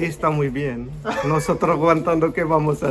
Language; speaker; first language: Spanish; non-native, learner; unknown